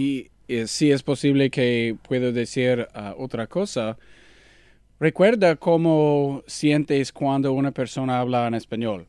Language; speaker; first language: Spanish; non-native, learner; English